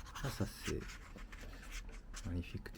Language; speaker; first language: French; non-native, learner; Japanese